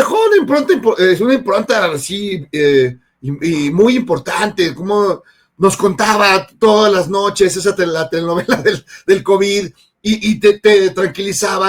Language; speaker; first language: Spanish; native; Spanish